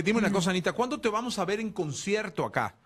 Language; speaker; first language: Spanish; native; Spanish